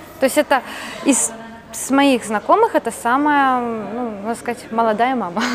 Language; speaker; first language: Russian; native; Russian